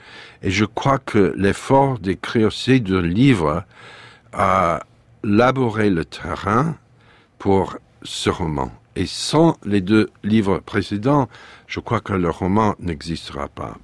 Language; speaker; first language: French; non-native, fluent; English